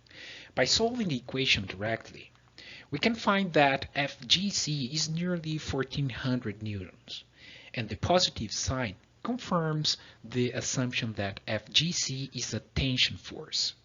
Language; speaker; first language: English; non-native, fluent; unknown